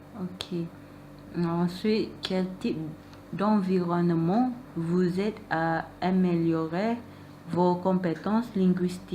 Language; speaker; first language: French; non-native, learner; Malay